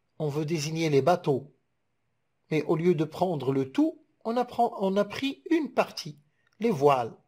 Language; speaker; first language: French; non-native, local second language; Arabic